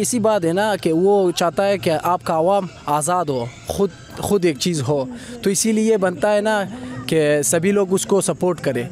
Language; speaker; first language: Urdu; non-native, fluent; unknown